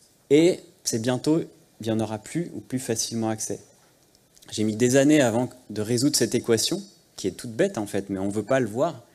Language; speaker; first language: French; native; French